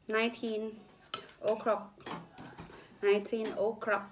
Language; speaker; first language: English; non-native, learner; Thai